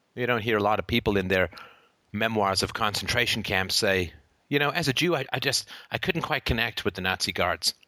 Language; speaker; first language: English; native; English